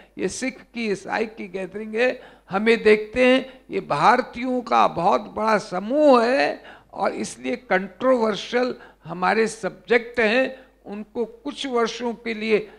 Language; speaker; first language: Hindi; native; Hindi